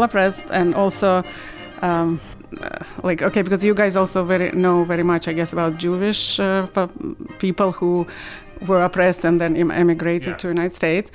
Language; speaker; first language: English; non-native, fluent; Russian